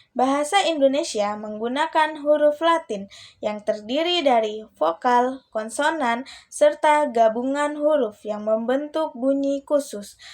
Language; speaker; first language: Indonesian; native; Indonesian